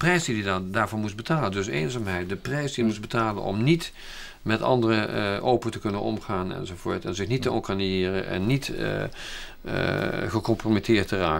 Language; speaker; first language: Dutch; native; Dutch